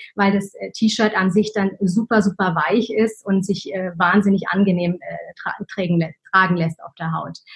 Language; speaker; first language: German; early bilingual, other home language; Arabic